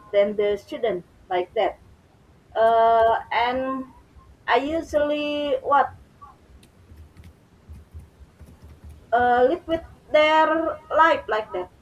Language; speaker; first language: English; non-native, learner; Indonesian